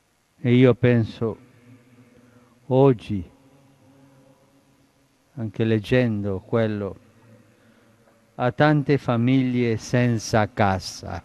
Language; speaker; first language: Italian; non-native, fluent; Spanish